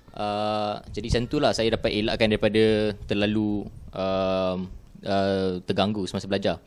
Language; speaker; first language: Malay; native; Malay